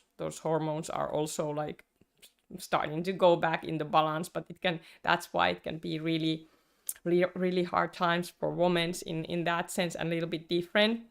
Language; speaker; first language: English; non-native, fluent; Finnish